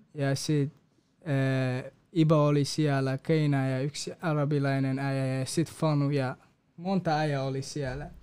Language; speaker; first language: Finnish; non-native, learner; Kurdish